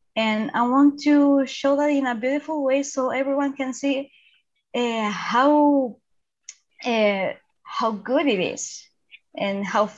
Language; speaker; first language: English; non-native, fluent; Spanish